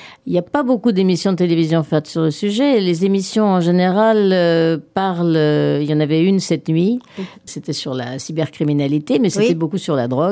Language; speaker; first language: French; native; French